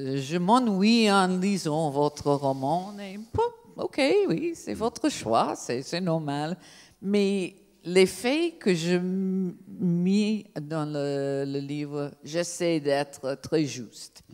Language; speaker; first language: French; non-native, fluent; English